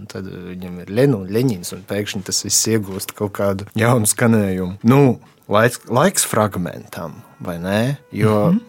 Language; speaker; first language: Latvian; native; Latvian